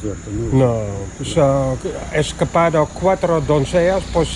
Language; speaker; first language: Spanish; non-native, learner; English